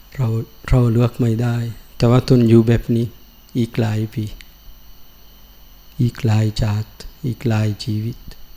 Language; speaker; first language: Thai; non-native, learner; Sinhala